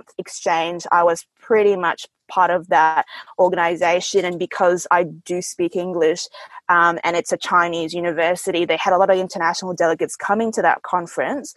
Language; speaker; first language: English; early bilingual, other home language; Indonesian